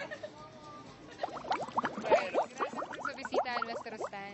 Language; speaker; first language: Spanish; non-native, fluent; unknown